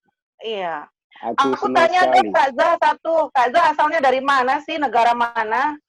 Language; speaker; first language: Indonesian; native; Indonesian